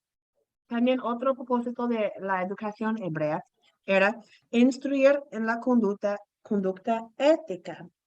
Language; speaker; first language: Spanish; non-native, fluent; English